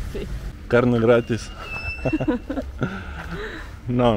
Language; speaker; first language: Spanish; non-native, fluent; Russian